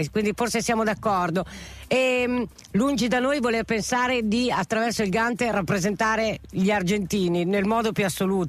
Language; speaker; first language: Italian; native; Italian